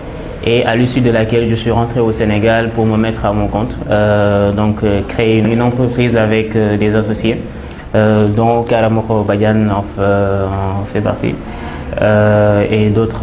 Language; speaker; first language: French; non-native, local second language; Wolof